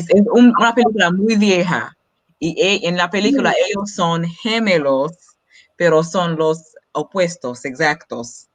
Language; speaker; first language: Spanish; non-native, learner; English